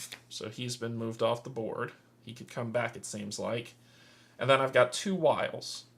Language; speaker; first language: English; native; English